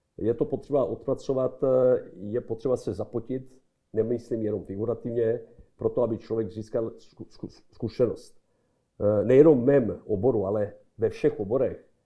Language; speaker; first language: Czech; non-native, fluent; Serbian